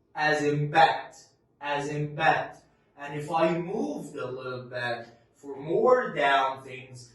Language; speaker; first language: English; non-native, fluent; Arabic